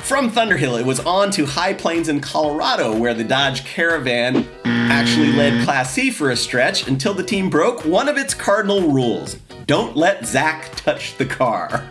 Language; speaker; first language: English; native; English